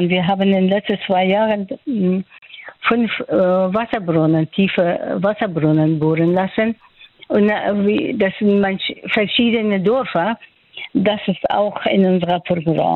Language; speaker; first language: German; non-native, fluent; Persian